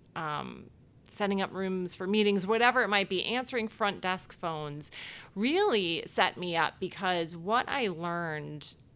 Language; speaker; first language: English; native; English